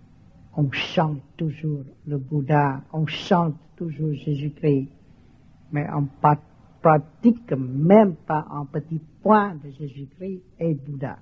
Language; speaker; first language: French; non-native, learner; Vietnamese